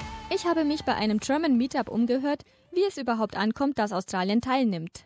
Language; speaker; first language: German; native; German